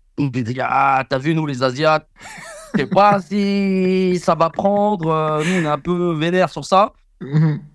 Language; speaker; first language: French; early bilingual, other home language; Vietnamese